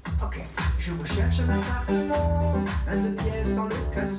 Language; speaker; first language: French; native; French